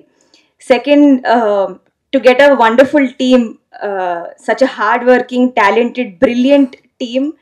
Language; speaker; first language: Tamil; non-native, learner; Telugu